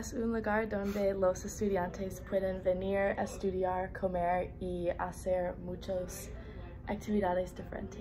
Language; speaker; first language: Spanish; non-native, learner; English